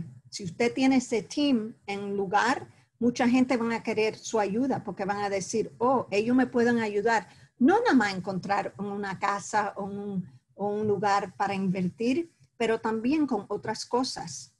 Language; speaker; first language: Spanish; early bilingual, heritage; Spanish